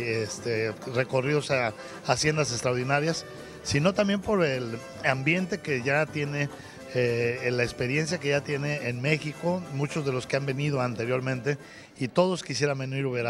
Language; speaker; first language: Spanish; native; Spanish